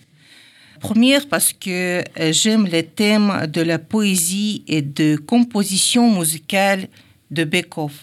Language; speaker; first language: French; non-native, learner; Ingush